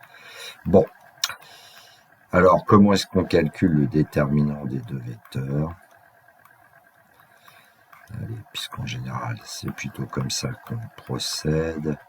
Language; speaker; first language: French; native; French